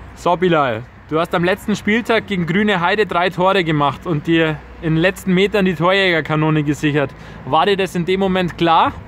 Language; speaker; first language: German; native; German